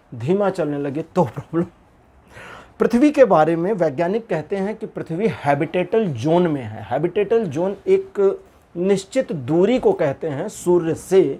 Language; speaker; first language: Hindi; native; Hindi